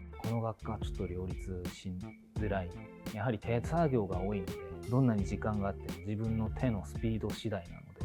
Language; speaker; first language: Japanese; non-native, fluent; Korean